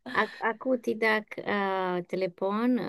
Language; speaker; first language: Indonesian; non-native, learner; English